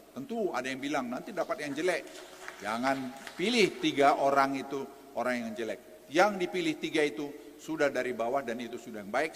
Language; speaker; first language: Indonesian; native; Indonesian